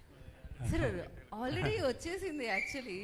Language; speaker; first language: Telugu; native; Telugu